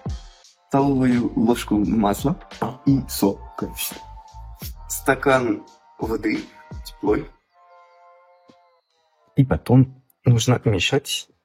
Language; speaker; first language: Russian; non-native, fluent; French